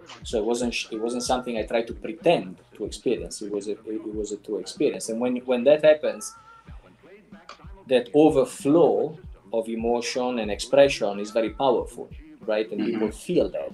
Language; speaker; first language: English; non-native, fluent; Italian